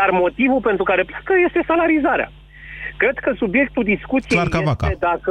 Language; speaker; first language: Romanian; native; Romanian